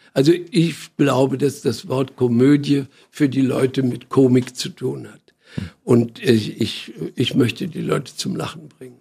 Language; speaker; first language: German; native; German